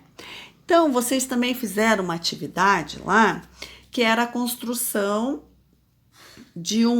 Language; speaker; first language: Portuguese; native; Portuguese